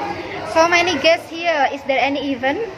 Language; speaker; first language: English; non-native, learner; Indonesian